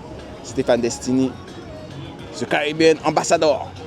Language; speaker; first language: English; non-native, learner; French